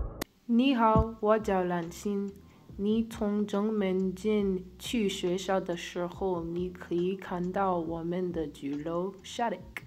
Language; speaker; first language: Chinese; non-native, learner; English